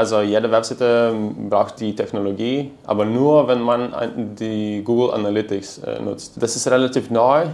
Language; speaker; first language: German; non-native, learner; Lithuanian